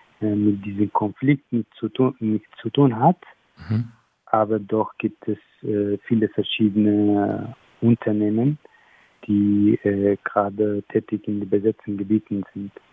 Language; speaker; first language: German; non-native, fluent; Arabic